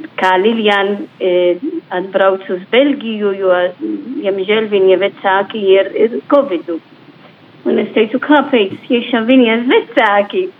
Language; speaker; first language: Latvian; non-native, fluent; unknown